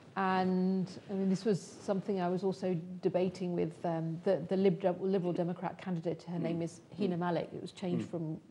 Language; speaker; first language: English; native; English